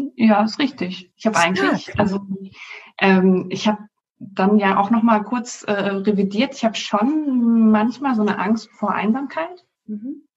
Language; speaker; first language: German; native; German